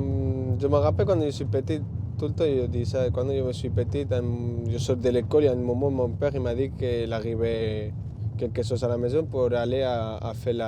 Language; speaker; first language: French; non-native, learner; Spanish